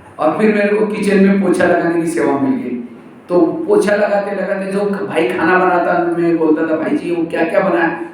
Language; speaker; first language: Hindi; non-native, local second language; Marathi